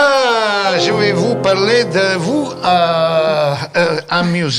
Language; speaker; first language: French; non-native, fluent; Italian